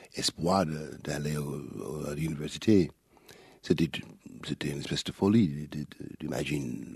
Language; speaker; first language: French; non-native, fluent; English